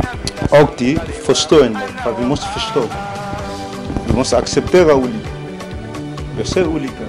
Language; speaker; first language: Swedish; non-native, fluent; Lingala